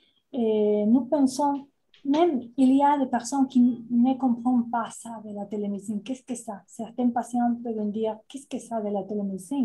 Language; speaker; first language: French; non-native, fluent; Spanish